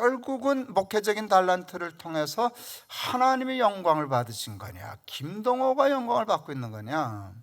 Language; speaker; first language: Korean; native; Korean